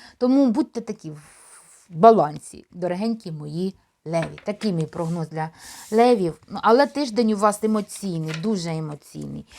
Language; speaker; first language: Ukrainian; non-native, local second language; Russian